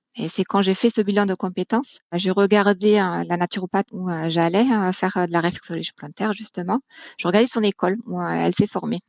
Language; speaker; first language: French; non-native, fluent; German